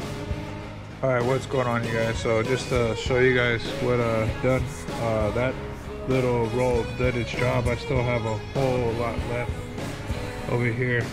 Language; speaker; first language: English; native; English